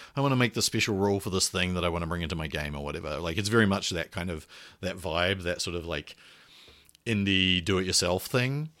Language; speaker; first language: English; native; English